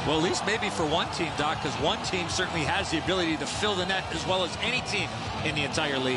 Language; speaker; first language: English; native; English